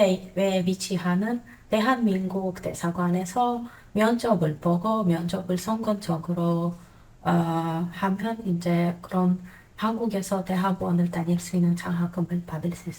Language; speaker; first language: Korean; non-native, fluent; Croatian